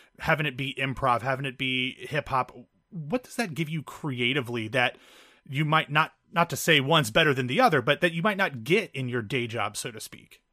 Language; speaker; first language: English; native; English